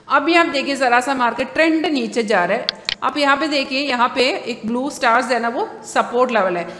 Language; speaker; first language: Hindi; non-native, local second language; Malayalam